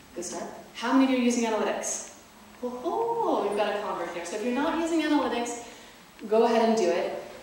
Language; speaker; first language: English; native; English